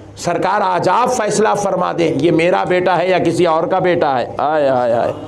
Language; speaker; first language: Hindi; non-native, local second language; Urdu